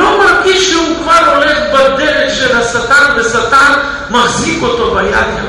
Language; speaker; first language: Hebrew; non-native, fluent; Russian